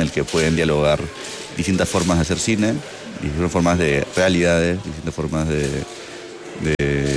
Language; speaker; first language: Spanish; native; Spanish